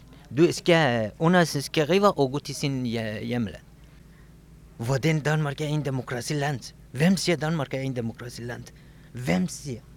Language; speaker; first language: Danish; non-native, learner; Kurdish